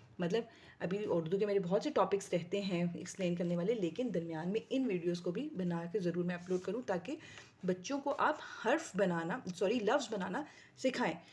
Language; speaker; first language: Urdu; native; Urdu